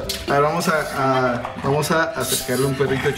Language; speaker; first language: Spanish; native; Spanish